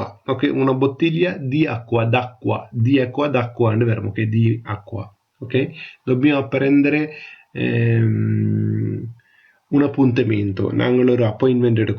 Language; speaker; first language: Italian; non-native, fluent; Tamil